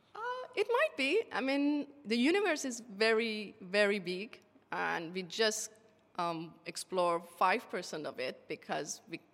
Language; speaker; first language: English; non-native, fluent; Persian